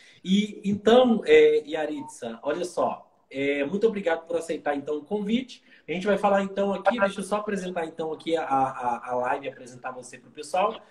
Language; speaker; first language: Portuguese; native; Portuguese